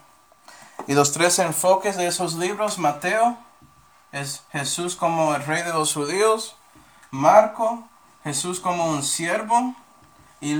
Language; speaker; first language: Spanish; non-native, fluent; English